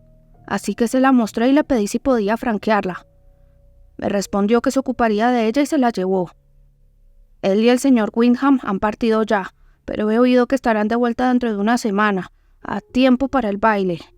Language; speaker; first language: Spanish; native; Spanish